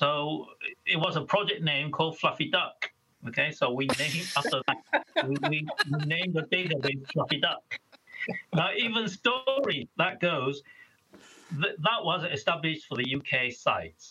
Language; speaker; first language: English; non-native, local second language; Chinese